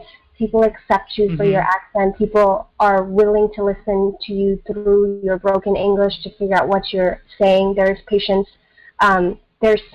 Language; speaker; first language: English; early bilingual, other home language; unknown